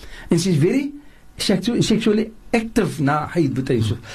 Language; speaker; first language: English; non-native, local second language; Afrikaans